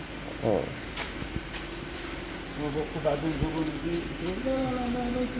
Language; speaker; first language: Arabic; non-native, learner; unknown